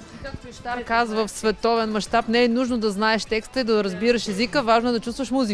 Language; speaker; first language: Bulgarian; native; Bulgarian